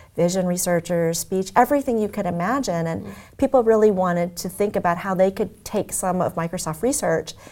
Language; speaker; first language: English; native; English